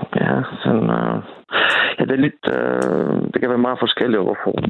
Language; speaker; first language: Danish; non-native, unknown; Estonian